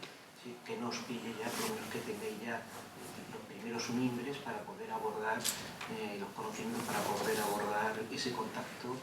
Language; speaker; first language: Spanish; native; Spanish